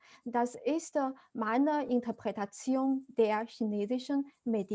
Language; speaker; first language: German; non-native, fluent; Chinese